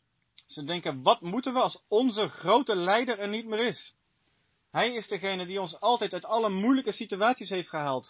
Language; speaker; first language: Dutch; native; Dutch